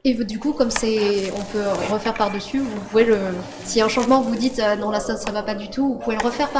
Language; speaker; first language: French; native; French